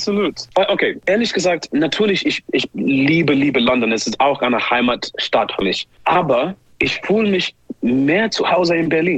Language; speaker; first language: German; non-native, learner; English